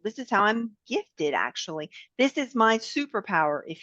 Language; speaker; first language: English; native; English